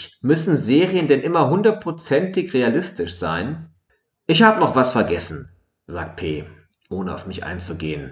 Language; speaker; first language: German; native; German